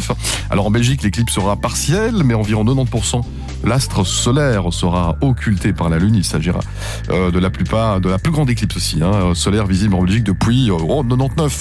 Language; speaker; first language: French; native; French